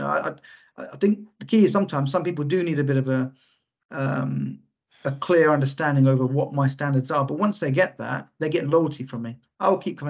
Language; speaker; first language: English; native; English